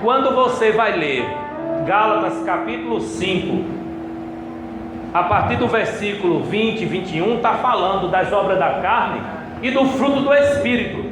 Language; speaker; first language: Portuguese; native; Portuguese